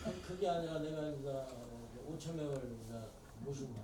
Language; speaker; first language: Korean; native; Korean